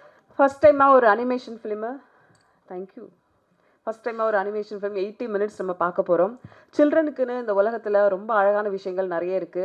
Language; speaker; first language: Tamil; native; Tamil